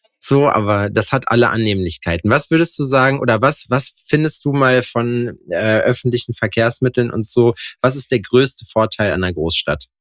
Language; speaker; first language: German; native; German